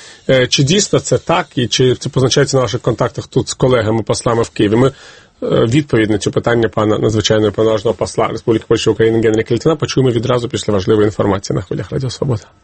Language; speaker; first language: Ukrainian; native; Ukrainian